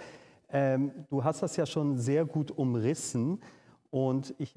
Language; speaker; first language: German; native; German